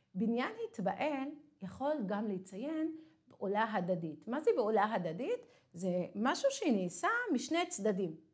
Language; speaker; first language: Hebrew; non-native, local second language; Arabic